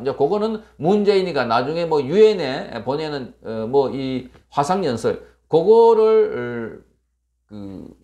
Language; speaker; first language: Korean; native; Korean